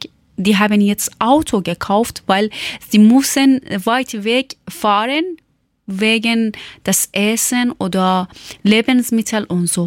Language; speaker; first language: German; non-native, learner; Persian